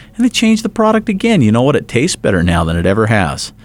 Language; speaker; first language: English; native; English